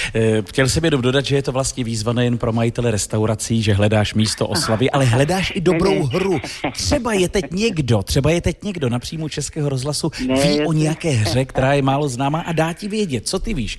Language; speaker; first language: Czech; native; Czech